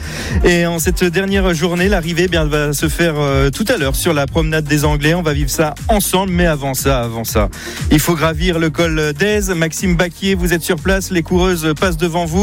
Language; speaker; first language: French; native; French